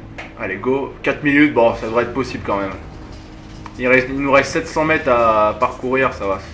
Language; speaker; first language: French; native; French